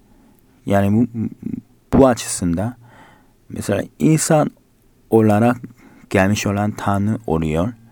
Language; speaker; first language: Turkish; non-native, fluent; Korean